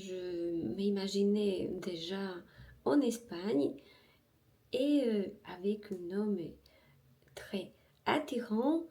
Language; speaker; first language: French; non-native, learner; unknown